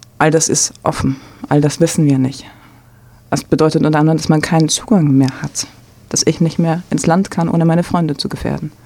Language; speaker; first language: German; native; German